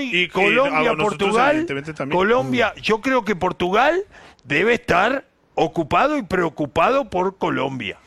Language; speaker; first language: Spanish; native; Spanish